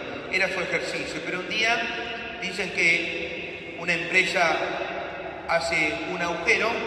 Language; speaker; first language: Spanish; native; Spanish